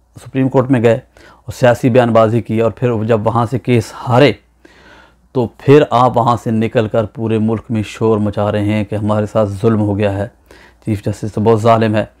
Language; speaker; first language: Urdu; native; Urdu